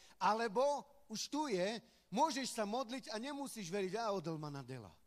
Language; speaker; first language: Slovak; non-native, local second language; Romany